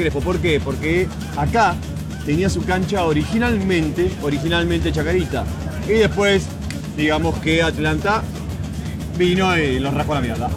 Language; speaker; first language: Spanish; native; Spanish